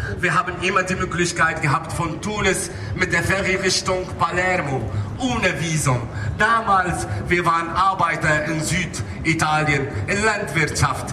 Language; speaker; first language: German; non-native, local second language; Arabic